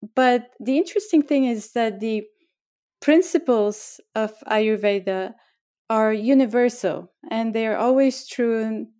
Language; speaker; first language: English; non-native, fluent; Bulgarian